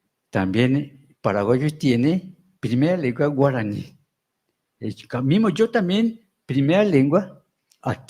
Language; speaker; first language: Spanish; non-native, local second language; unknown